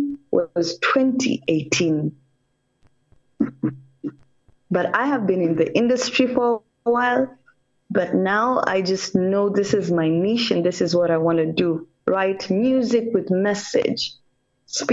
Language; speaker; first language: English; non-native, local second language; Swahili